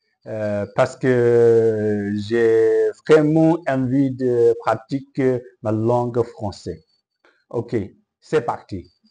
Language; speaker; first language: French; non-native, learner; Chinese